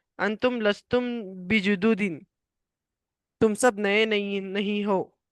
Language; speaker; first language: Urdu; native; Urdu